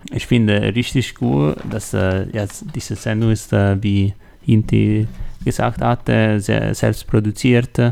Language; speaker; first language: German; non-native, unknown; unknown